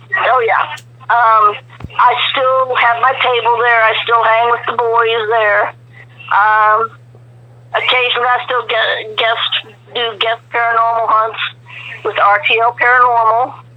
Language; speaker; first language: English; native; English